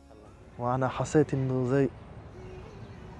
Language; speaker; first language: Arabic; non-native, learner; French